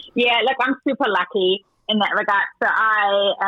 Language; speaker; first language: English; non-native, fluent; German